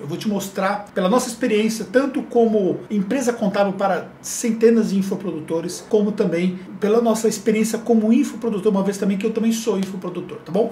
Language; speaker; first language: Portuguese; native; Portuguese